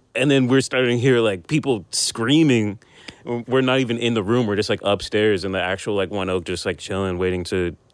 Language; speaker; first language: English; native; English